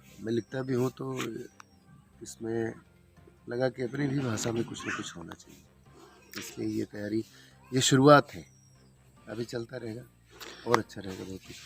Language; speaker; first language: Hindi; native; Hindi